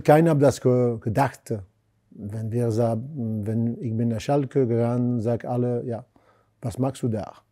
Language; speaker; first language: German; non-native, fluent; French